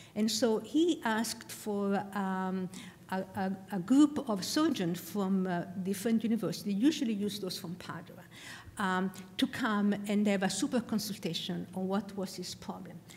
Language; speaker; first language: English; non-native, fluent; Italian